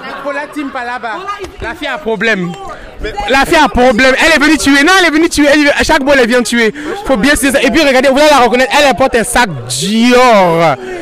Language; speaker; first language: French; native; French